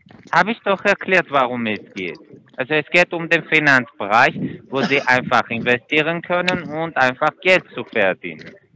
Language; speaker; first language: German; non-native, fluent; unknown